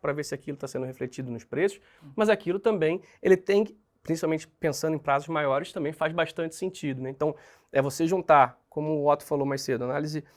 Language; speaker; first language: Portuguese; native; Portuguese